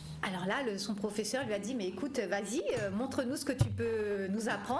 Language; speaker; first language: French; native; French